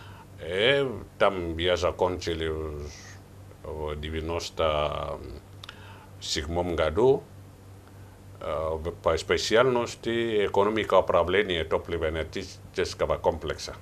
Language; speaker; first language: Russian; non-native, learner; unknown